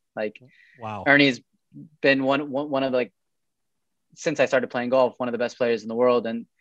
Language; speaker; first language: English; early bilingual, other home language; Arabic